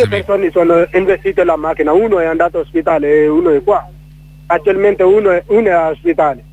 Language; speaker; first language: Italian; non-native, learner; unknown